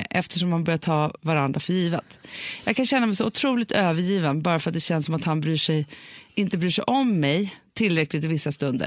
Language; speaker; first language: Swedish; native; Swedish